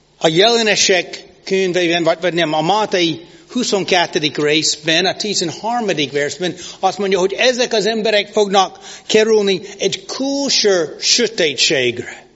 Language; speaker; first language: Hungarian; non-native, learner; English